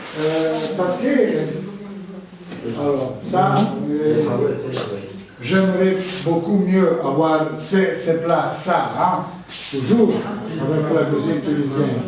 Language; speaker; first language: French; non-native, learner; Italian